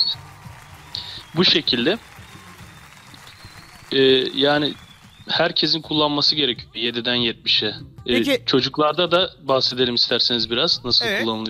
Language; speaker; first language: Turkish; native; Turkish